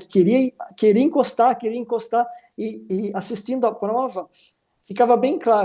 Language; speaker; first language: Portuguese; native; Portuguese